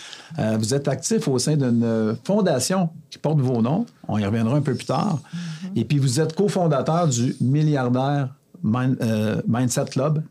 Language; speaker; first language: French; native; French